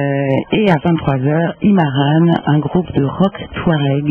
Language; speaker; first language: French; native; French